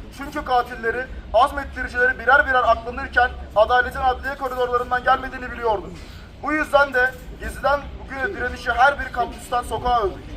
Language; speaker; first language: Turkish; native; Turkish